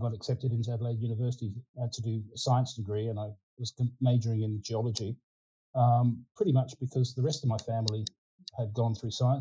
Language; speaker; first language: English; early bilingual, other home language; Ukrainian